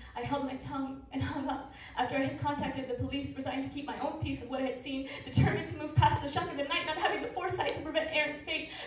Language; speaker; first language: English; early bilingual, other home language; Spanish